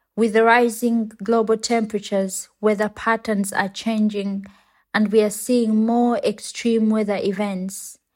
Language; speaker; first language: English; non-native, local second language; Ganda